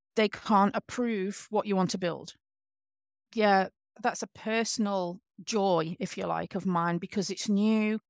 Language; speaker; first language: English; native; English